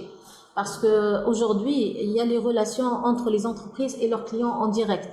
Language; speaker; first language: French; non-native, local second language; Arabic